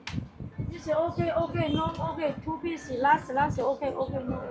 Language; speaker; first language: English; non-native, learner; Chinese